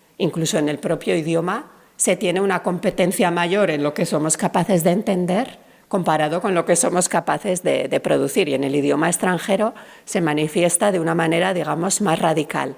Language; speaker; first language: Spanish; native; Spanish